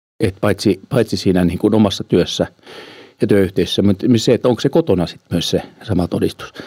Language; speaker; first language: Finnish; early bilingual, heritage; Finnish